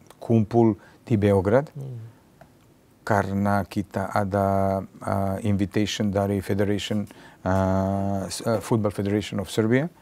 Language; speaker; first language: Indonesian; non-native, fluent; Serbian